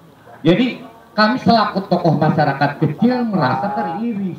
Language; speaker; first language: Indonesian; native; Indonesian